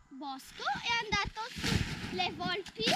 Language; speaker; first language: Italian; non-native, local second language; Ladin